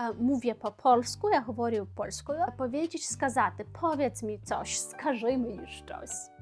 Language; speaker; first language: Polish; non-native, learner; Ukrainian